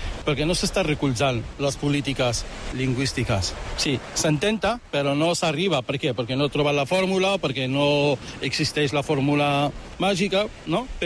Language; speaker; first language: Catalan; early bilingual, other home language; Arabic